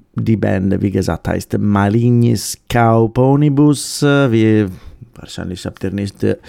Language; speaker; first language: German; non-native, fluent; Italian